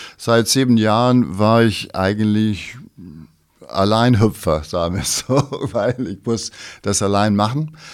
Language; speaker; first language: German; non-native, fluent; English